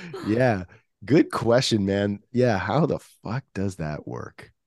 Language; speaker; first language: English; native; English